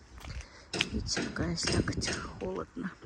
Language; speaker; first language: Russian; non-native, local second language; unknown